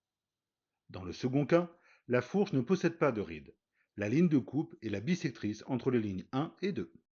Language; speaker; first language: French; native; French